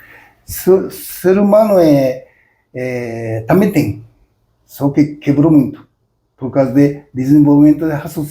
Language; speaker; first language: Portuguese; non-native, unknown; Japanese